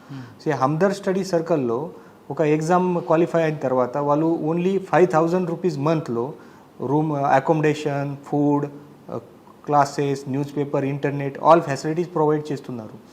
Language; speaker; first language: Telugu; non-native, learner; Marathi